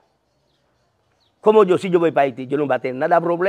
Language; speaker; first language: Spanish; non-native, learner; Haitian Creole